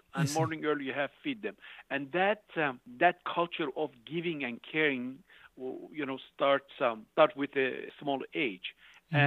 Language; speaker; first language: English; non-native, fluent; Turkish